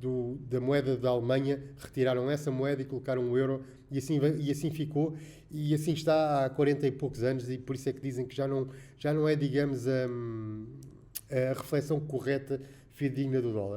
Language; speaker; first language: Portuguese; native; Portuguese